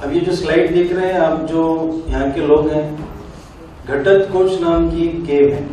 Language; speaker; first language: Hindi; non-native, local second language; Marathi